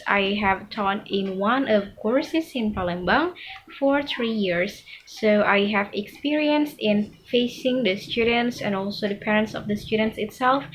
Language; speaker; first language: English; non-native, fluent; Indonesian